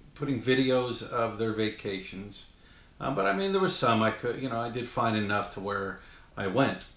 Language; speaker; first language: English; native; English